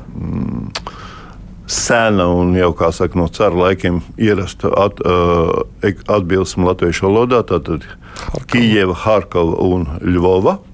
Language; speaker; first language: Latvian; native; Latvian